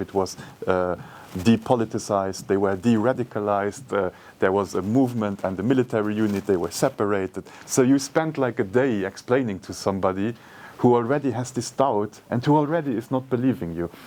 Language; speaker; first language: English; non-native, fluent; Luxembourgish